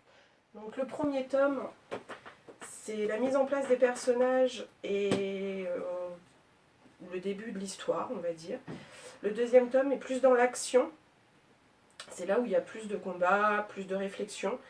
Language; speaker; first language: French; native; French